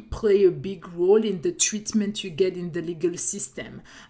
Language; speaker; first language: English; non-native, fluent; French